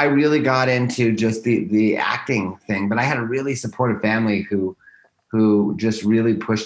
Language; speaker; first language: English; native; English